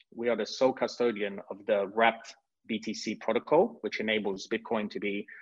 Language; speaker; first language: English; non-native, fluent; French